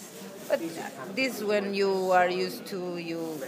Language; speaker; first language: English; non-native, learner; Portuguese